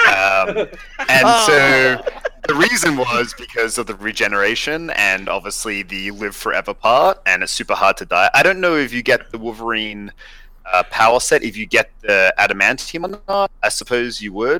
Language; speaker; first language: English; native; English